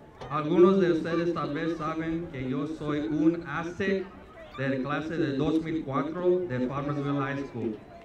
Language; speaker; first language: Spanish; early bilingual, heritage; Spanish